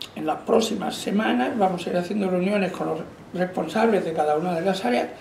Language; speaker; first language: Spanish; non-native, local second language; Catalan